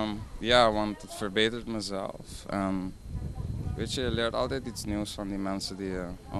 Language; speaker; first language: Dutch; non-native, local second language; Papiamento